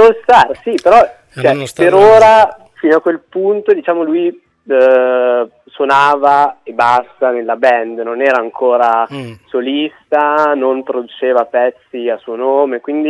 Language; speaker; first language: Italian; native; Italian